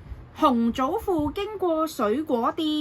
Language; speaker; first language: Chinese; non-native, fluent; Cantonese